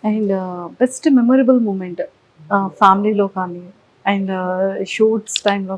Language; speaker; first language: Telugu; native; Telugu